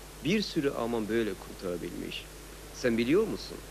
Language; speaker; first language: Turkish; early bilingual, other home language; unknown